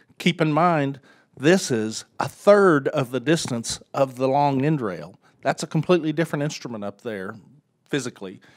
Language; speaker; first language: English; native; English